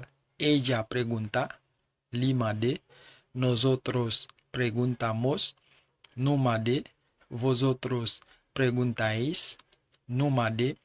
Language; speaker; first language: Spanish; non-native, learner; Haitian Creole